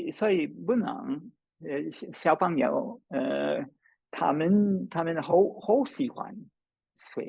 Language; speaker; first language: Chinese; non-native, fluent; English